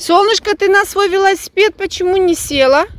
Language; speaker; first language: Russian; native; Russian